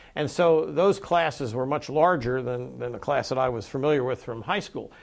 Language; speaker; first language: English; native; English